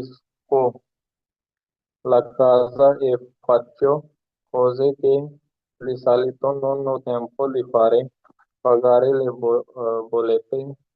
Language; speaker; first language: Italian; non-native, learner; Hindi